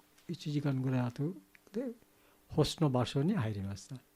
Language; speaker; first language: Japanese; non-native, fluent; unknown